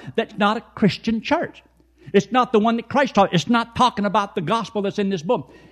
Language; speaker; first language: English; native; English